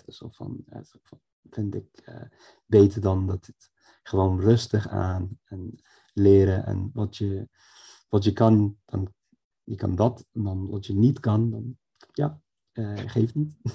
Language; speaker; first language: Dutch; non-native, fluent; English